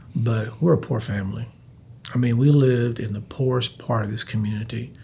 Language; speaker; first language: English; native; English